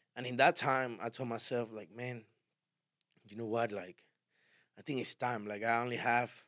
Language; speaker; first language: English; early bilingual, other home language; Spanish